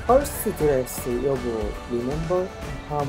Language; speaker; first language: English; non-native, learner; Korean